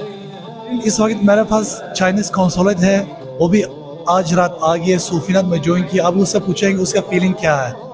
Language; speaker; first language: Hindi; non-native, learner; Turkish